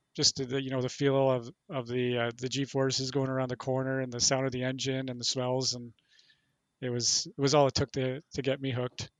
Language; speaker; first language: English; native; English